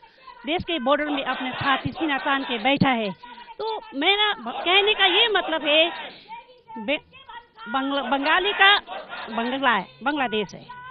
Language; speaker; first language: Hindi; non-native, local second language; Nepali